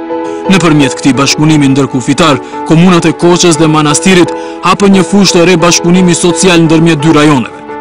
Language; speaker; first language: Albanian; native; Albanian